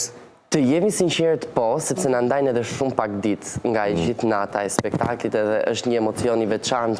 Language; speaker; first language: Albanian; native; Albanian